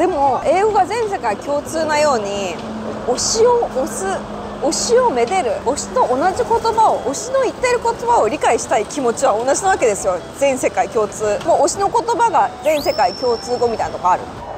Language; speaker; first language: Japanese; native; Japanese